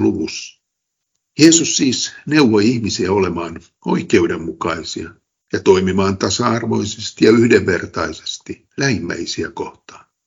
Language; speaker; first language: Finnish; native; Finnish